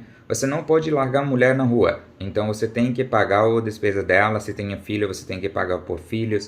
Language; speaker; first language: Portuguese; non-native, learner; Urdu